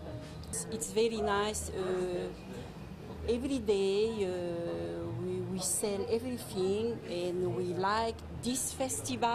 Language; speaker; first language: English; non-native, learner; French